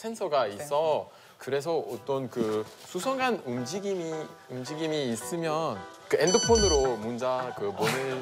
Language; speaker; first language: Korean; non-native, fluent; Spanish